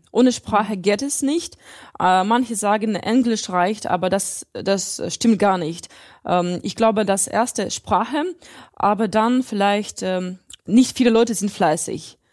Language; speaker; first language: German; non-native, fluent; Russian